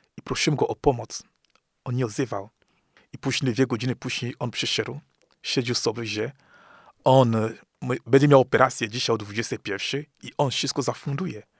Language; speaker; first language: Polish; non-native, fluent; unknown